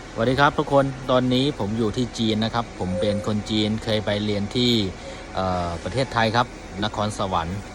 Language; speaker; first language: Thai; non-native, fluent; Chinese